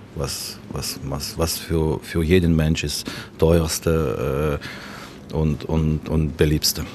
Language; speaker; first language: German; non-native, learner; Ukrainian